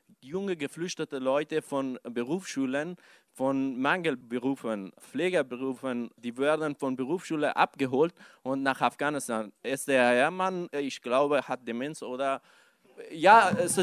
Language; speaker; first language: German; non-native, learner; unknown